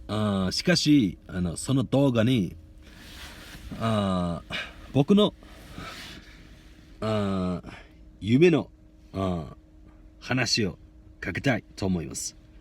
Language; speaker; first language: Japanese; non-native, learner; Mongolian